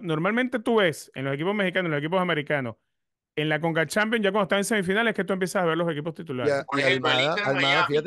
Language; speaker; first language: Spanish; native; Spanish